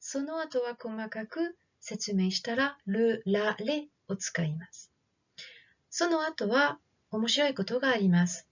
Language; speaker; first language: Japanese; non-native, fluent; French